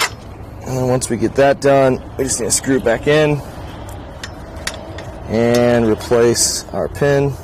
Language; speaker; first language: English; native; English